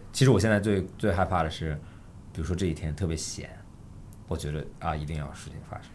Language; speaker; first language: Chinese; early bilingual, heritage; Chinese